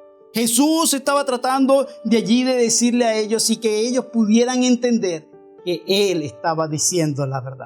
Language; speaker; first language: Spanish; native; Spanish